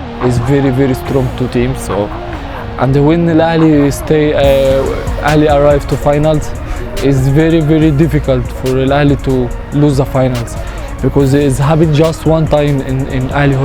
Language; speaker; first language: English; non-native, learner; Arabic